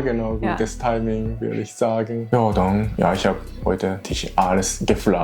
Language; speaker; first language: German; non-native, learner; Japanese